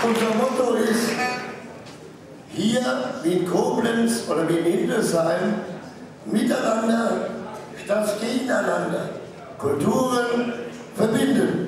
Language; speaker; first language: German; non-native, local second language; Romany